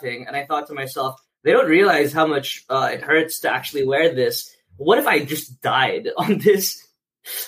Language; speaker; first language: English; non-native, local second language; Filipino